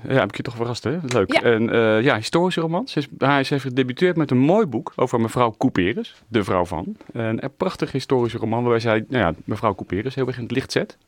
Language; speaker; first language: Dutch; native; Dutch